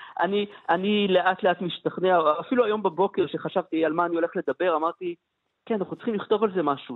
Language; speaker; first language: Hebrew; native; Hebrew